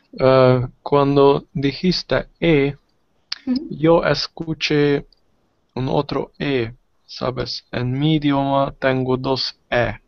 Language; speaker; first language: Spanish; non-native, learner; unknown